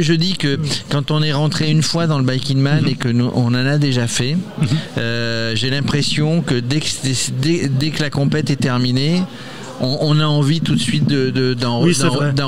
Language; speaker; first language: French; native; French